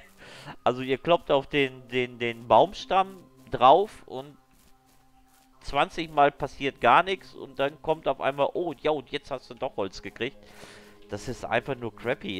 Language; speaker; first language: German; native; German